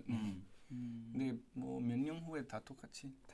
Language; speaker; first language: Korean; non-native, fluent; Spanish